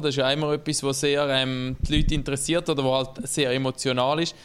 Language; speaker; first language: German; native; German